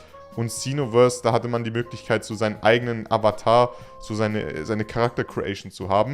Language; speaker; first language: German; native; German